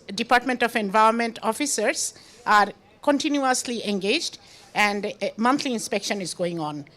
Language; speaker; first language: English; non-native, local second language; Bangla